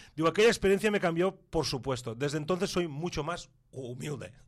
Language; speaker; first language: Spanish; non-native, local second language; Catalan